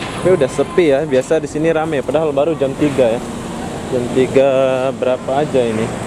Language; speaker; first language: Indonesian; native; Indonesian